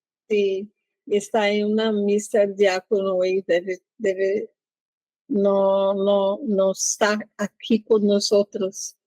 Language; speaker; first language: Spanish; non-native, learner; Portuguese